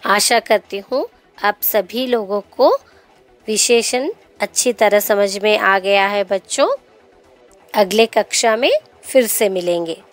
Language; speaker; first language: Hindi; non-native, local second language; Telugu